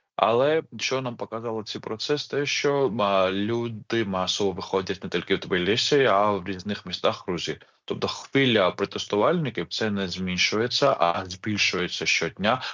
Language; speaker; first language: Ukrainian; non-native, fluent; Georgian